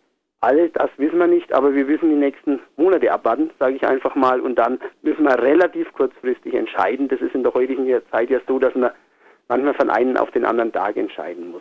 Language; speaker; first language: German; native; German